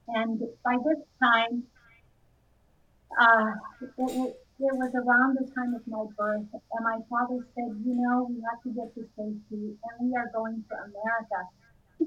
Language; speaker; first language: English; early bilingual, other home language; Indonesian